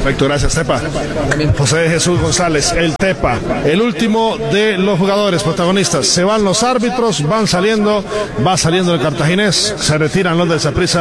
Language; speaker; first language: Spanish; native; Spanish